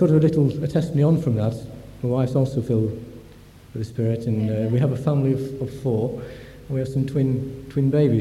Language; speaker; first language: English; native; English